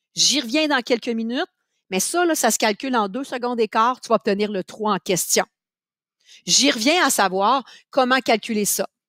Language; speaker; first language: French; native; French